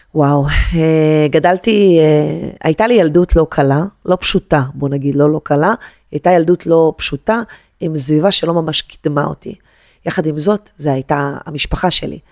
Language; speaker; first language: Hebrew; native; Hebrew